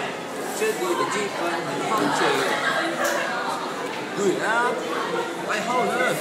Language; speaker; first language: Chinese; non-native, learner; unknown